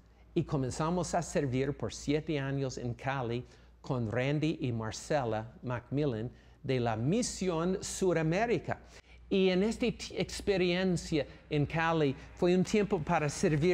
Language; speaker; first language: Spanish; non-native, fluent; English